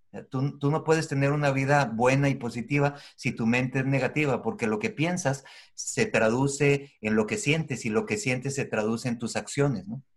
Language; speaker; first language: Spanish; native; Spanish